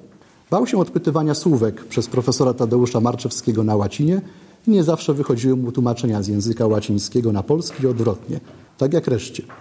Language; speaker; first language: Polish; native; Polish